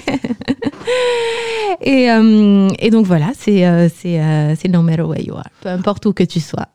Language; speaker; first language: French; non-native, local second language; Kabyle